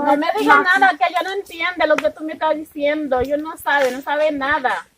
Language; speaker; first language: Spanish; non-native, fluent; Haitian Creole